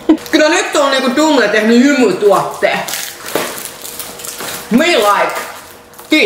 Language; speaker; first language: Finnish; native; Finnish